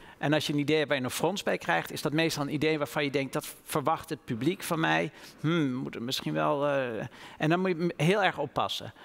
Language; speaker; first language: Dutch; native; Dutch